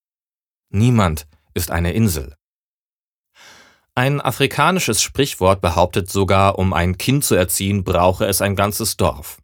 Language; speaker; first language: German; native; German